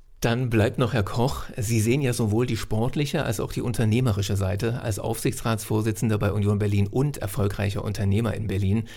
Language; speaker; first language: German; native; German